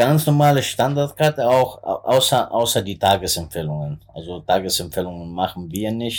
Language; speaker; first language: German; non-native, fluent; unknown